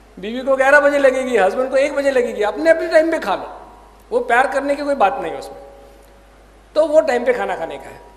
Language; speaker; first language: Hindi; non-native, local second language; Marathi